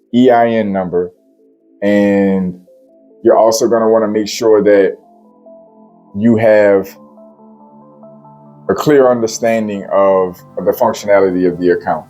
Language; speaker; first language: English; native; English